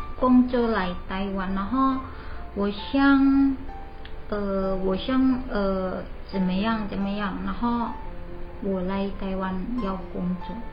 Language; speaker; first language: Chinese; non-native, learner; Indonesian